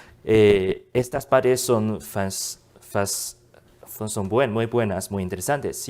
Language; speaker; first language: Spanish; non-native, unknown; Chinese